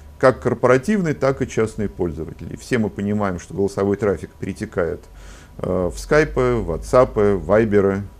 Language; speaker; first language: Russian; native; Russian